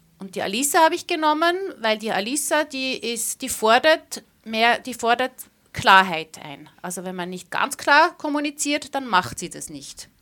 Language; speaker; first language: German; native; German